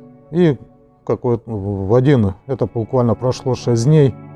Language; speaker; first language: Russian; native; Russian